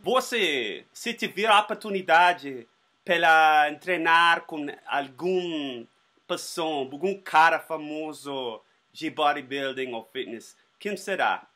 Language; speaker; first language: Portuguese; non-native, learner; Spanish